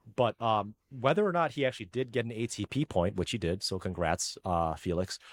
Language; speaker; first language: English; early bilingual, other home language; Filipino